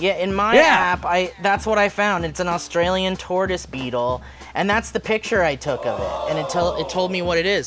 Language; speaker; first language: English; native; English